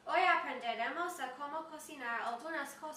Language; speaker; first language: Spanish; non-native, learner; English